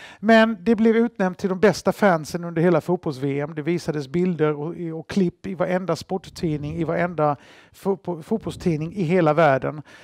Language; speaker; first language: Swedish; native; Swedish